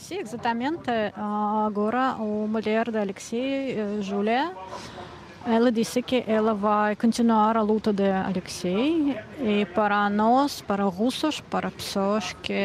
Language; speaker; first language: Portuguese; non-native, learner; Russian